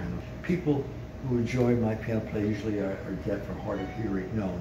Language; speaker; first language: English; native; English